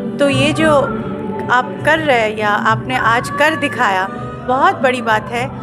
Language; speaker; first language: Hindi; non-native, local second language; Bangla